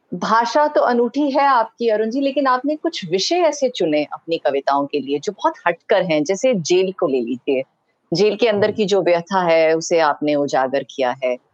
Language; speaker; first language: Hindi; native; Hindi